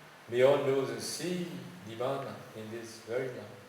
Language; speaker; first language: English; non-native, fluent; Burmese